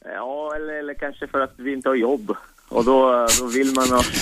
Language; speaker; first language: Swedish; non-native, fluent; Italian